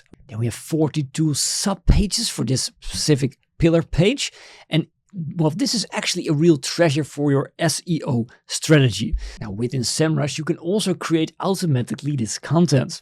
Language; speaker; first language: English; non-native, fluent; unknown